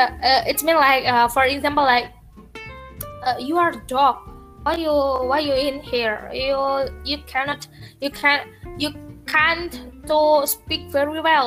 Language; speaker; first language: English; non-native, learner; Indonesian